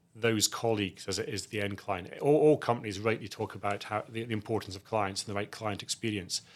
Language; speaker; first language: English; native; English